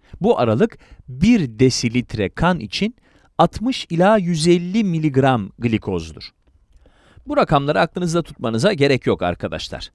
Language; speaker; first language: Turkish; native; Turkish